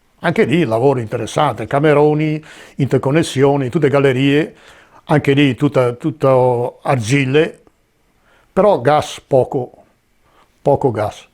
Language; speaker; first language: Italian; native; Italian